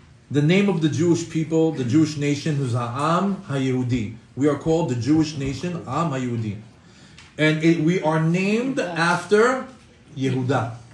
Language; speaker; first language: English; non-native, fluent; Hebrew